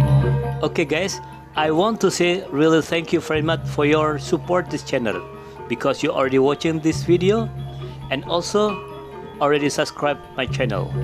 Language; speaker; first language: English; non-native, local second language; Indonesian